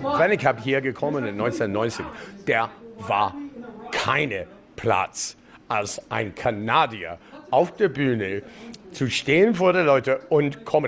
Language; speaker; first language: German; non-native, fluent; English